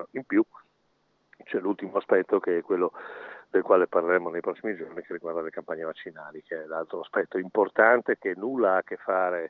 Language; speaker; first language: Italian; native; Italian